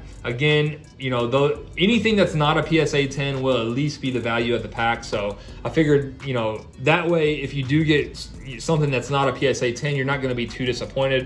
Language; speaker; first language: English; native; English